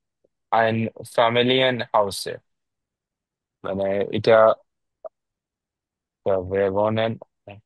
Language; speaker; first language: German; non-native, learner; Bangla